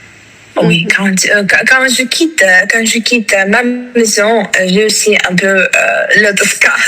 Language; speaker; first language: French; non-native, fluent; Russian